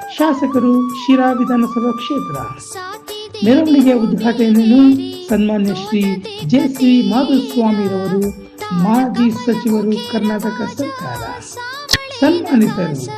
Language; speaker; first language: Kannada; non-native, local second language; Lambadi